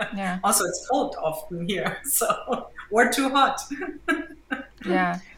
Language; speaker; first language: English; non-native, fluent; German